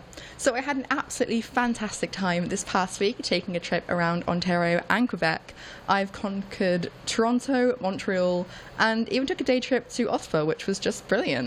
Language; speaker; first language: English; native; English